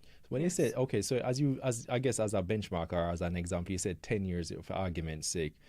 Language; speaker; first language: English; native; English